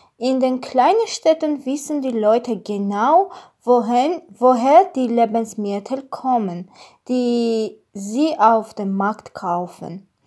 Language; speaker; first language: German; non-native, learner; Armenian